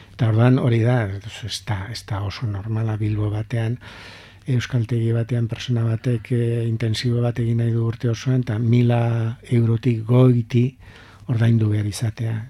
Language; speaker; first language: Basque; native; Basque